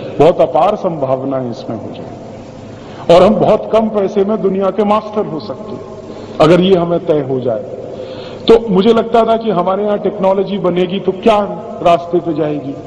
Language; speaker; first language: Hindi; native; Hindi